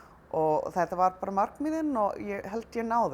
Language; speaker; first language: Icelandic; non-native, fluent; English